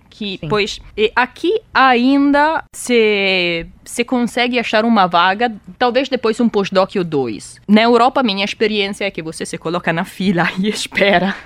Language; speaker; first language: Portuguese; non-native, fluent; Italian